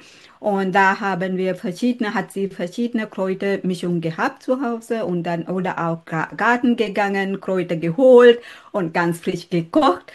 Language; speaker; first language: German; non-native, fluent; Sinhala